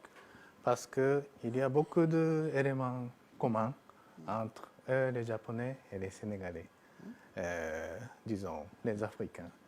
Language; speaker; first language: French; non-native, fluent; Japanese